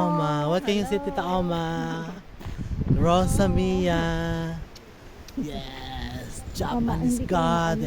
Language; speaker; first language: English; non-native, local second language; Filipino